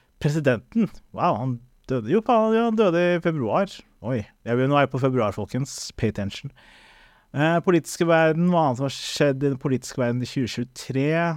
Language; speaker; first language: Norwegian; early bilingual, other home language; Somali